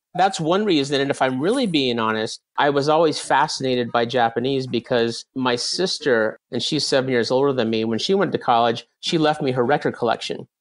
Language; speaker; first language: English; native; English